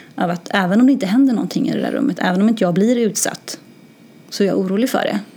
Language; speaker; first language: Swedish; early bilingual, other home language; Arabic